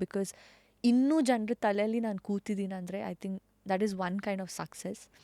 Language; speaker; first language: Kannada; non-native, local second language; Tulu